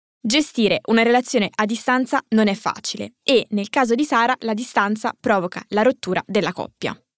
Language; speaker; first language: Italian; native; Italian